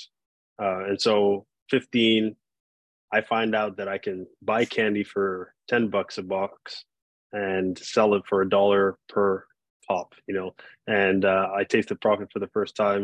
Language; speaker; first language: English; non-native, local second language; Yoruba